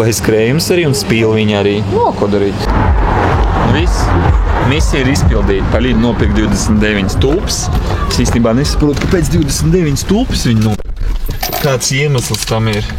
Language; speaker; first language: Latvian; native; Latvian